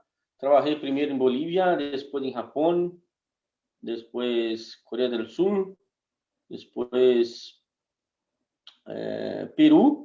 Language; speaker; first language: Spanish; non-native, fluent; Portuguese